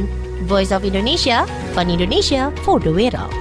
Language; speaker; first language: Dutch; non-native, learner; Indonesian